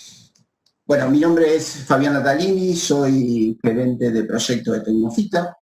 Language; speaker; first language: Spanish; native; Spanish